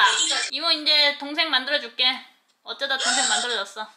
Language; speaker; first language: Korean; native; Korean